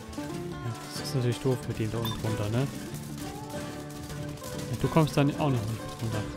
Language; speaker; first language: German; native; German